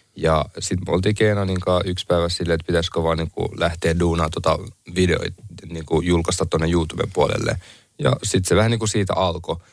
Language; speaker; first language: Finnish; early bilingual, other home language; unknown